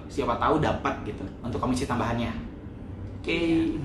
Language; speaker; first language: Indonesian; native; Indonesian